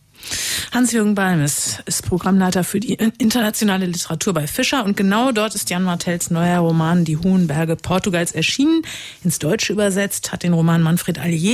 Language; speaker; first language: German; native; German